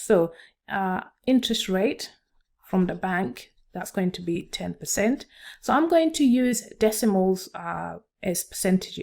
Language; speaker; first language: English; non-native, local second language; Swahili